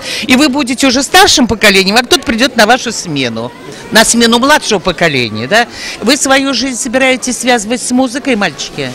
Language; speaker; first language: Russian; native; Russian